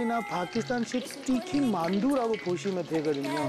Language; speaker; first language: Korean; non-native, fluent; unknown